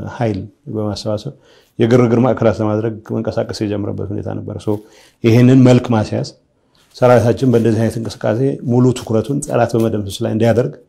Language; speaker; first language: Amharic; non-native, local second language; Tigrinya